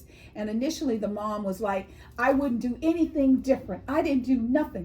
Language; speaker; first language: English; native; English